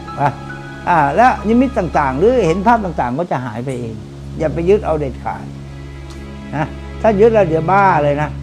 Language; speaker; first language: Thai; native; Thai